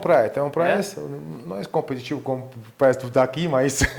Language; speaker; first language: Portuguese; non-native, fluent; Georgian